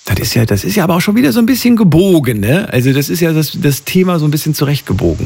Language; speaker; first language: German; native; German